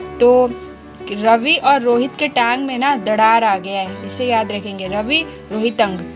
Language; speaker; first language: Hindi; native; Hindi